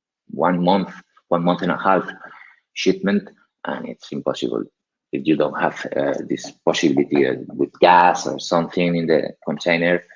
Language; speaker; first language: English; non-native, learner; Spanish